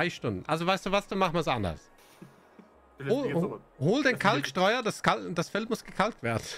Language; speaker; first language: German; native; German